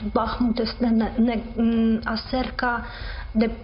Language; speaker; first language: Spanish; non-native, learner; Ukrainian